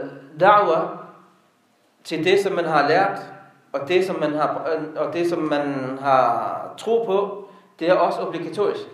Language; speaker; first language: Danish; non-native, local second language; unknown